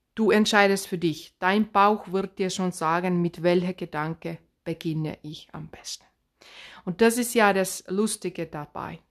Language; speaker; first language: German; non-native, fluent; Finnish